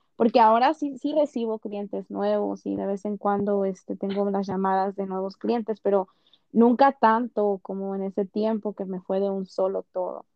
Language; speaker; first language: Spanish; early bilingual, heritage; Spanish